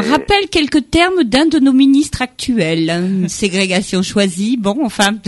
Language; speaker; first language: French; native; French